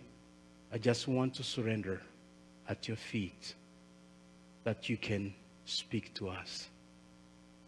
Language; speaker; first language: English; non-native, local second language; Kinyarwanda